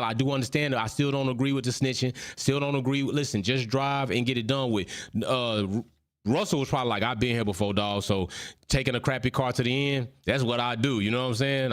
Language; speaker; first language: English; native; English